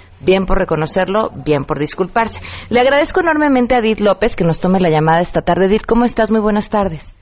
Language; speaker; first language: Spanish; native; Spanish